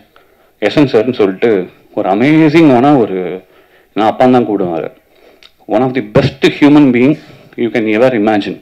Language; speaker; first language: Tamil; native; Tamil